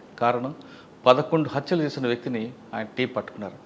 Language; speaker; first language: Telugu; native; Telugu